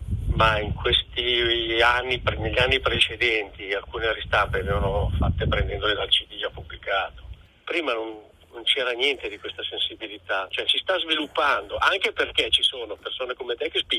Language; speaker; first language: Italian; native; Italian